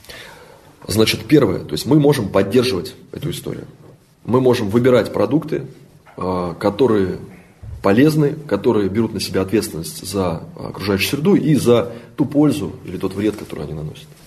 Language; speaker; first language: Russian; native; Russian